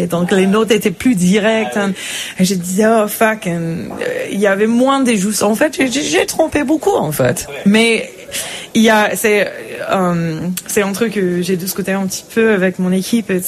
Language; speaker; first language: French; non-native, fluent; English